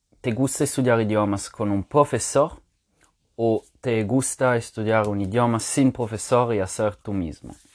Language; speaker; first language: Spanish; non-native, fluent; French